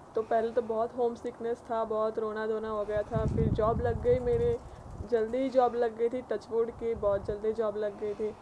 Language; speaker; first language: Hindi; non-native, local second language; Gujarati